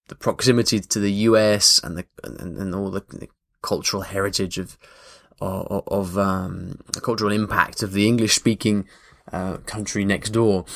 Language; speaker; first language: English; native; English